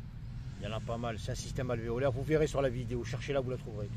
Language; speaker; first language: French; non-native, local second language; Arabic